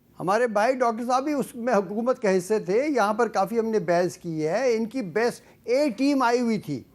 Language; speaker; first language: Urdu; non-native, local second language; Pashto